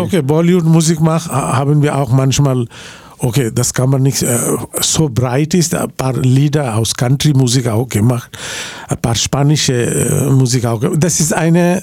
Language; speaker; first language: German; non-native, learner; Bangla